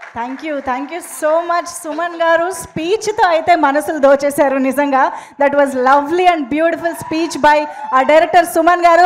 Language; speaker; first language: Telugu; native; Telugu